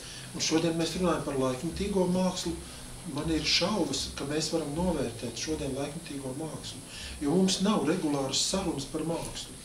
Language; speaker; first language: Latvian; native; Latvian